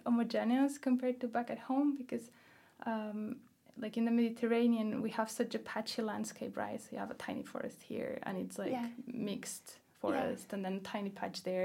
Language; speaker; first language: English; non-native, fluent; Spanish